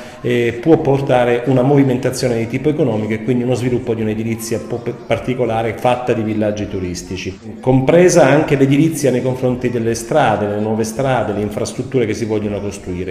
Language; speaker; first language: Italian; native; Italian